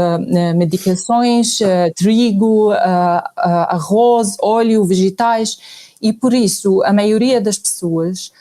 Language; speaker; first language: Portuguese; non-native, fluent; Arabic